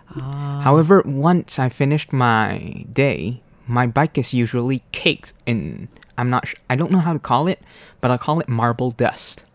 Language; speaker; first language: English; non-native, local second language; Cantonese